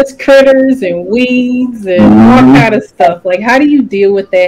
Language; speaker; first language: English; native; English